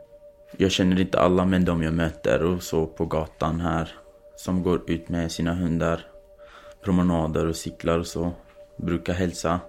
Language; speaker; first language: Swedish; non-native, fluent; Kurdish